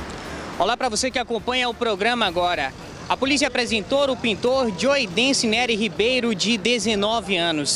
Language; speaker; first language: Portuguese; native; Portuguese